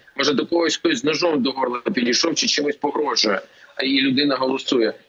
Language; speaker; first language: Ukrainian; native; Ukrainian